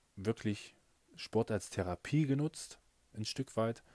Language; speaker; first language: German; native; German